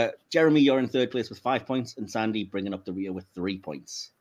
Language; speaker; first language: English; native; English